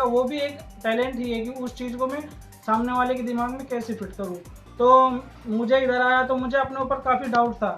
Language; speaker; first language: Hindi; native; Hindi